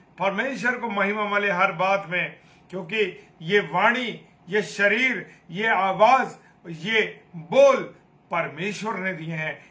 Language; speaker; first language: Hindi; native; Hindi